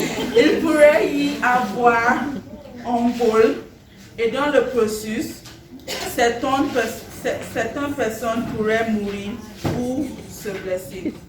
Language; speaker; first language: French; non-native, learner; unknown